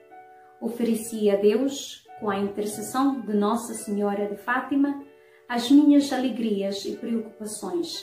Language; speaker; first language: Portuguese; non-native, fluent; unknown